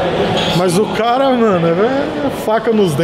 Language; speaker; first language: Portuguese; native; Portuguese